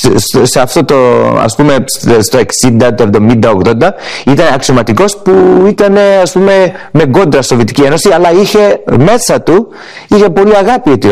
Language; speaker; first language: Greek; early bilingual, heritage; English